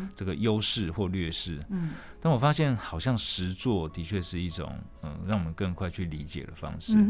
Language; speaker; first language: Chinese; non-native, local second language; Min Nan Chinese